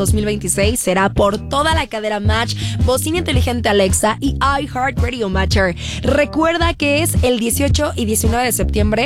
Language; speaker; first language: Spanish; native; Spanish